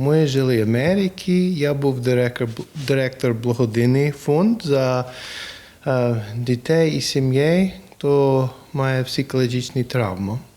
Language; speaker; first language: Ukrainian; non-native, learner; English